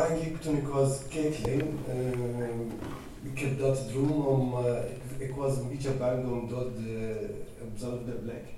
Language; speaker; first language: Dutch; non-native, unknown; Arabic